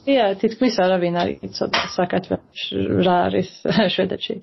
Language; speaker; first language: Georgian; early bilingual, heritage; Swedish